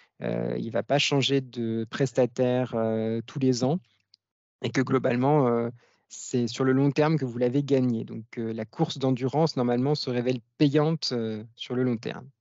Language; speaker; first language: French; native; French